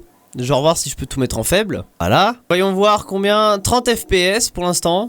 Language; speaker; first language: French; native; French